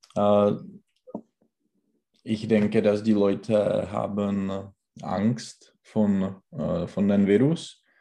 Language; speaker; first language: German; non-native, learner; Czech